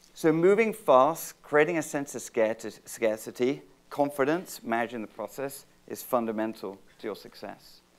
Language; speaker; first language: English; native; English